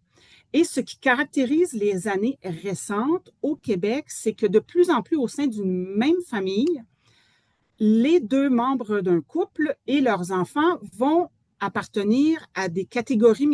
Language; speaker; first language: French; native; French